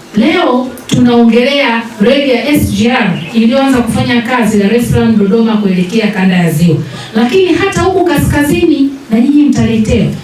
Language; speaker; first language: Swahili; native; Swahili